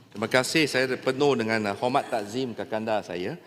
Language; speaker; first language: Malay; native; Malay